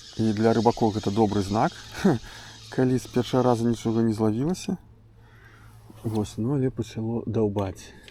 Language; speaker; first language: Belarusian; non-native, local second language; Russian